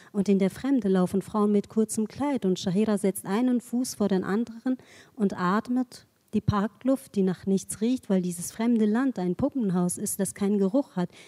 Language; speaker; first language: German; early bilingual, other home language; Kurdish